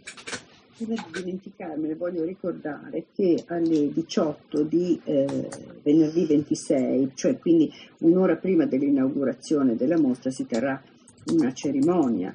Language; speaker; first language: Italian; native; Italian